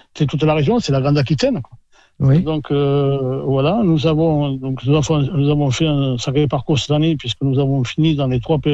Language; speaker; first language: French; native; French